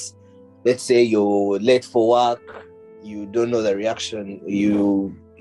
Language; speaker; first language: English; non-native, local second language; Ganda